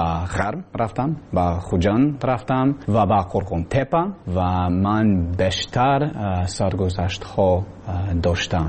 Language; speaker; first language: Persian; non-native, learner; English